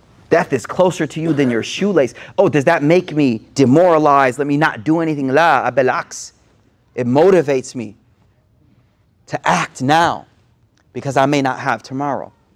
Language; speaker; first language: English; native; English